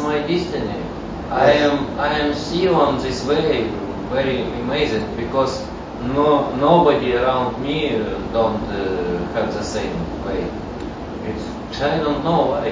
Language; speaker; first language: English; non-native, learner; Russian